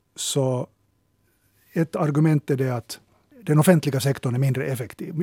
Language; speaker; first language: Swedish; native; Swedish